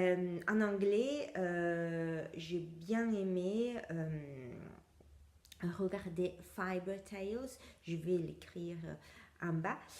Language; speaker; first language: French; non-native, fluent; Italian